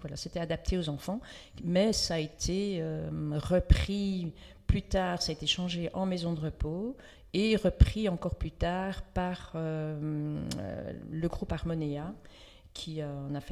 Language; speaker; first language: French; native; French